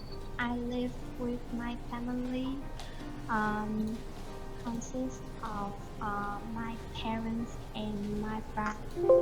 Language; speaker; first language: English; non-native, learner; Vietnamese